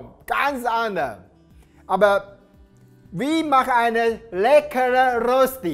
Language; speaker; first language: German; non-native, learner; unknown